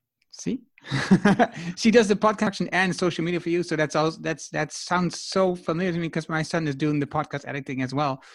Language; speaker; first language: English; non-native, fluent; Dutch